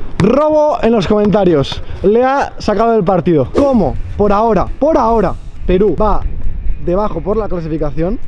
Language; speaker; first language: Spanish; native; Spanish